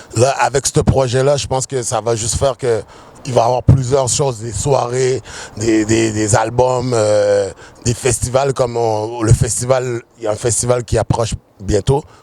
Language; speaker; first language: French; early bilingual, other home language; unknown